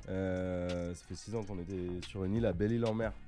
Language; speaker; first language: French; native; French